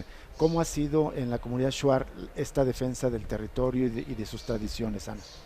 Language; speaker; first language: Spanish; native; Spanish